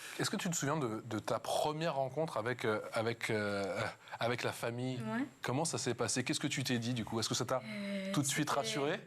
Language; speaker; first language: French; native; French